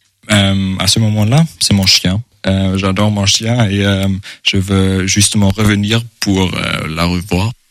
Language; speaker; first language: French; non-native, fluent; German